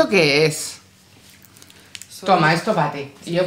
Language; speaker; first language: Spanish; native; Spanish